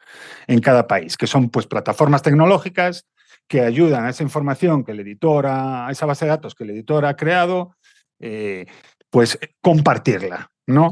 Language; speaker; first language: Spanish; native; Spanish